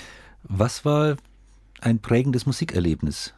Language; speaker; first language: German; native; German